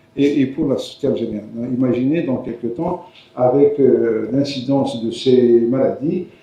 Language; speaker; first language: French; non-native, local second language; Arabic